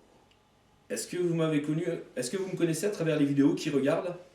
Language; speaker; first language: French; native; French